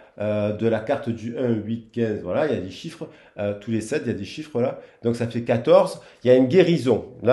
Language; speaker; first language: French; native; French